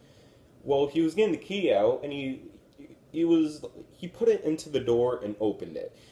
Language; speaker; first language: English; native; English